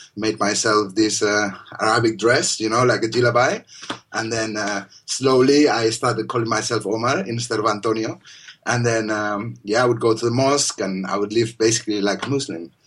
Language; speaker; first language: English; non-native, fluent; Spanish